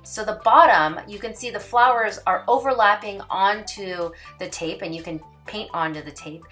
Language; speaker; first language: English; native; English